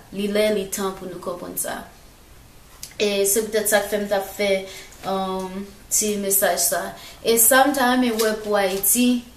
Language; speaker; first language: Haitian Creole; native; Haitian Creole